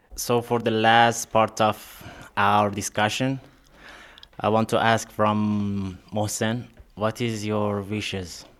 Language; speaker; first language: English; non-native, learner; Persian